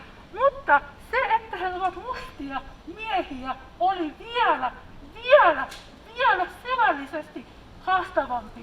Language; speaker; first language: Finnish; early bilingual, other home language; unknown